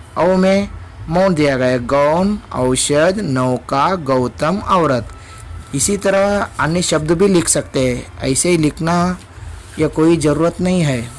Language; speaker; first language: Hindi; non-native, local second language; Kannada